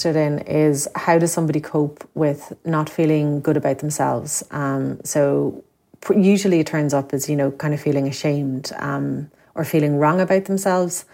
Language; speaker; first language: English; native; English